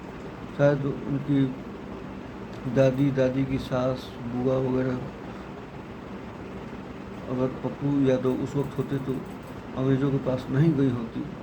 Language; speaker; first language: Hindi; native; Hindi